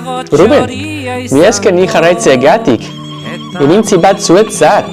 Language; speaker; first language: Basque; non-native, learner; English